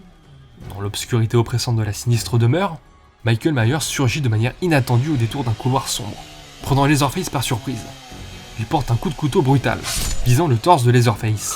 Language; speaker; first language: French; native; French